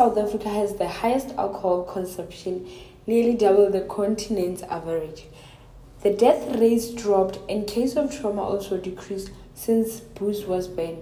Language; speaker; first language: English; non-native, local second language; Northern Sotho